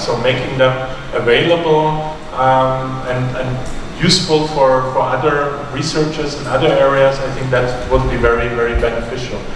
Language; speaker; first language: English; non-native, fluent; German